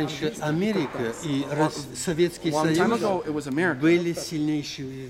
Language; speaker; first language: Russian; native; Russian